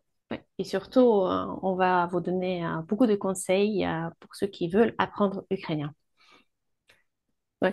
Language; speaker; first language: French; non-native, fluent; Ukrainian